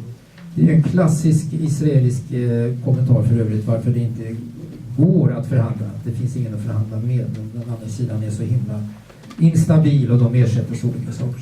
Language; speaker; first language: Swedish; native; Swedish